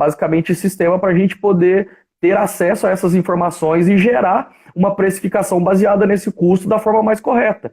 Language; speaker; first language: Portuguese; native; Portuguese